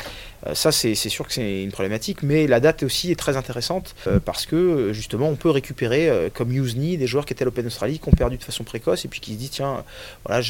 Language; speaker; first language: French; native; French